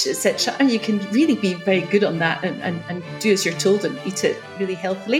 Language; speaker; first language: English; native; English